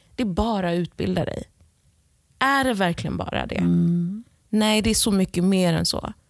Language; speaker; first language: Swedish; early bilingual, other home language; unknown